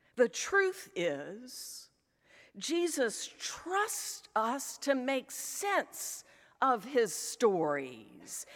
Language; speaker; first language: English; native; English